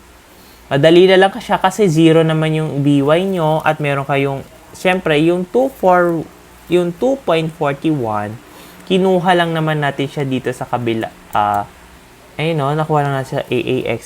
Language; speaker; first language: Filipino; native; Filipino